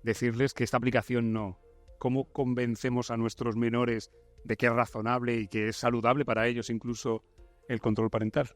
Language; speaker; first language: Spanish; native; Spanish